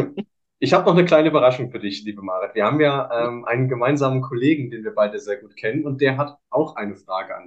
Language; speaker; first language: German; native; German